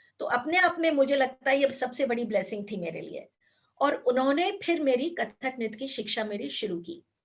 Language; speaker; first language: Hindi; native; Hindi